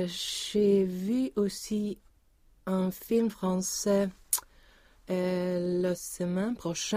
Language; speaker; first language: French; non-native, learner; Swedish